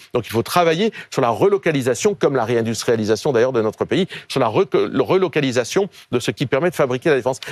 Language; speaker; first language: French; native; French